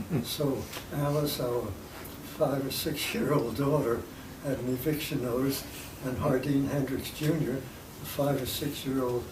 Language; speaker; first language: English; native; English